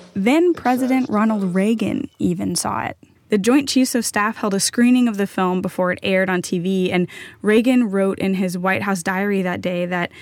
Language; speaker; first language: English; native; English